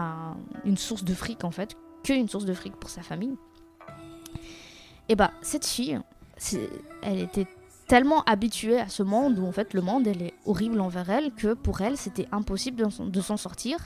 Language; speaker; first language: French; native; French